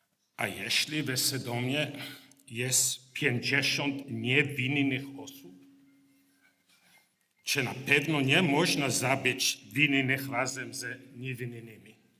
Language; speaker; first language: Polish; non-native, learner; English